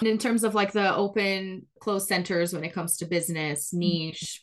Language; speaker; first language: English; non-native, fluent; Portuguese